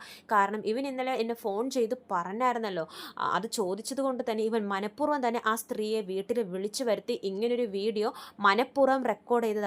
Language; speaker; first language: Malayalam; native; Malayalam